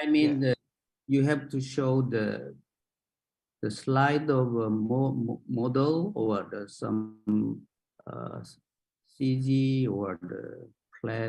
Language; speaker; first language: English; non-native, learner; Japanese